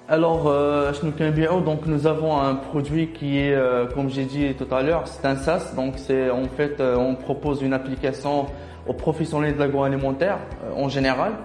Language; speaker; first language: French; non-native, local second language; Arabic